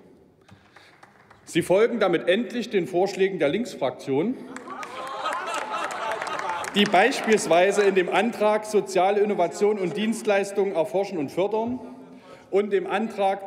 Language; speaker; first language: German; native; German